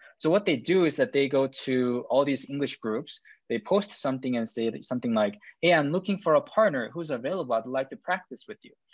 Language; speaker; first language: English; non-native, fluent; Korean